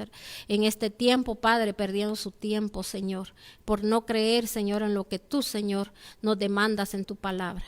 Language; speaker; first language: Spanish; native; Spanish